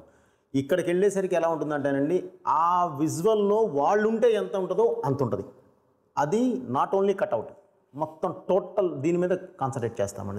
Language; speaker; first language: Telugu; native; Telugu